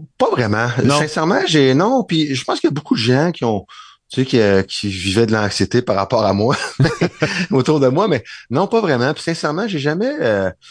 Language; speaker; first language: French; native; French